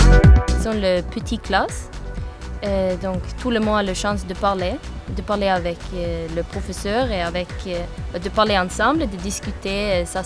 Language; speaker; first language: French; non-native, fluent; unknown